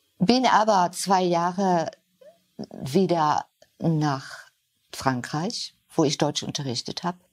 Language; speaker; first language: German; non-native, fluent; French